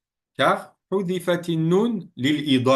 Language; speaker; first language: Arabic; non-native, fluent; French